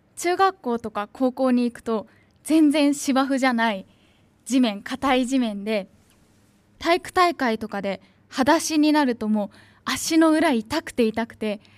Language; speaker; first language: Japanese; native; Japanese